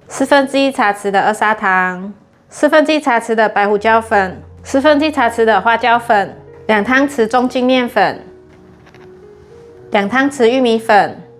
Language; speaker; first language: Chinese; native; Chinese